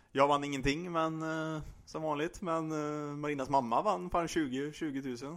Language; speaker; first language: Swedish; native; Swedish